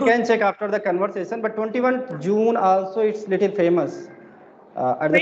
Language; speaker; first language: English; non-native, fluent; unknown